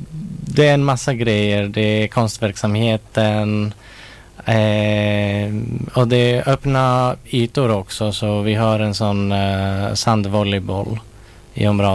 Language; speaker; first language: Swedish; non-native, local second language; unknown